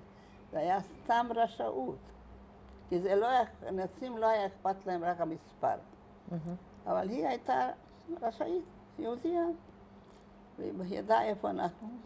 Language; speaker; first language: Hebrew; non-native, fluent; Hungarian